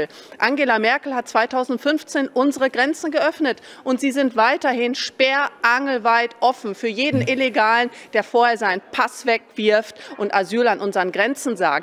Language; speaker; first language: German; native; German